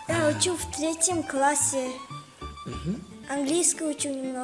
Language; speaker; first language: Russian; non-native, learner; Tajik